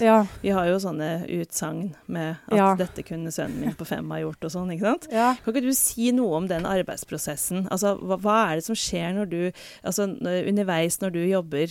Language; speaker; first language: Norwegian; native; Norwegian